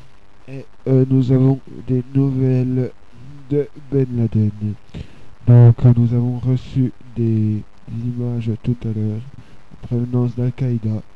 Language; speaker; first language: French; native; French